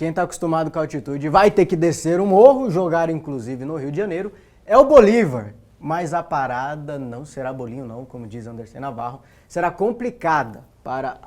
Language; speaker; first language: Portuguese; native; Portuguese